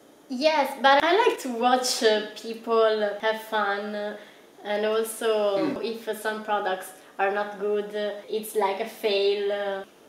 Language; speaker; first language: English; non-native, fluent; Italian